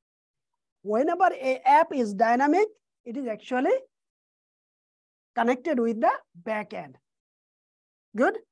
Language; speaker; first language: English; non-native, fluent; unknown